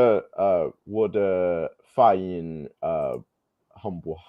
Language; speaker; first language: Chinese; non-native, learner; English